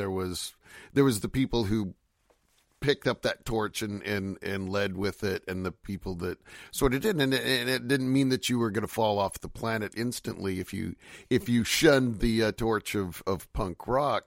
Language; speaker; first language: English; native; English